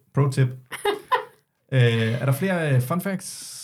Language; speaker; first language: Danish; native; Danish